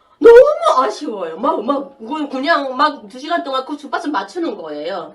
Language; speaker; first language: Korean; native; Korean